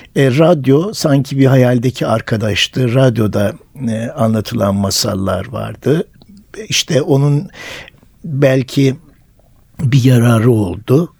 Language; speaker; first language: Turkish; native; Turkish